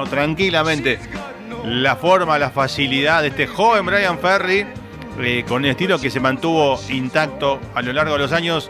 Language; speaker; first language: Spanish; native; Spanish